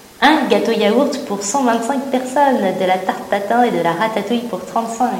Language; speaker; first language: French; native; French